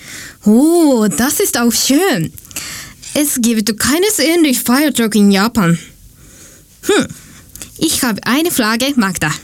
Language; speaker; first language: German; non-native, learner; Japanese